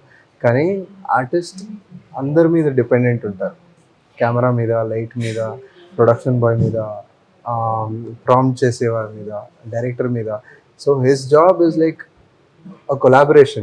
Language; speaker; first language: Telugu; non-native, fluent; Tamil